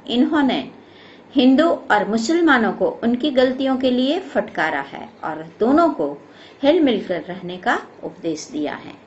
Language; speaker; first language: Hindi; non-native, local second language; Gujarati